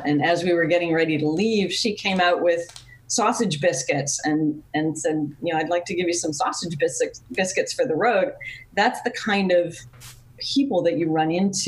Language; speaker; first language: English; native; English